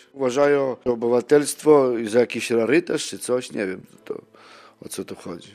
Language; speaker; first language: Polish; native; Polish